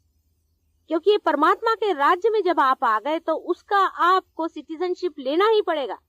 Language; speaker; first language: Hindi; non-native, local second language; Marathi